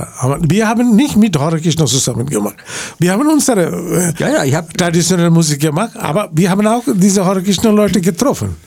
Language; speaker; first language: German; non-native, learner; Bangla